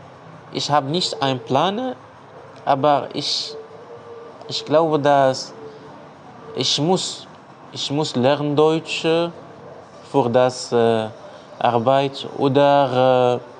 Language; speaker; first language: German; non-native, learner; Arabic